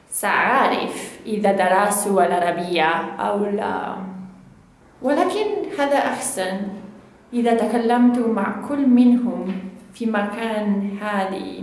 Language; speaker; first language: Arabic; non-native, learner; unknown